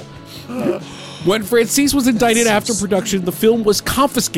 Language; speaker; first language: English; native; English